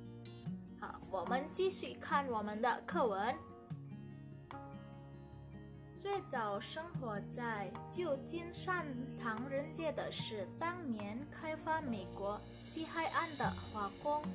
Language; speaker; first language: Chinese; non-native, fluent; Indonesian